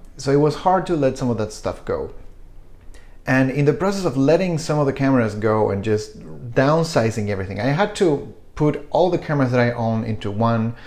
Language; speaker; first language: English; non-native, fluent; Spanish